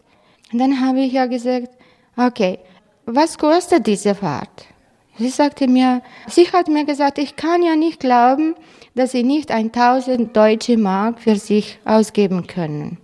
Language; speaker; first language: German; non-native, fluent; Croatian